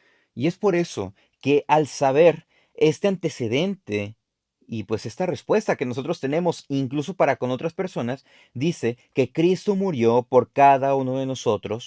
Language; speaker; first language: Spanish; native; Spanish